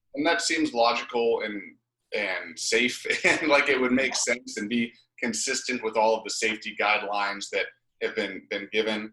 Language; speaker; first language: English; native; English